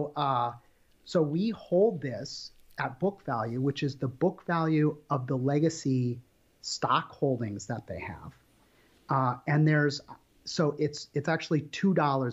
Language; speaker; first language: English; native; English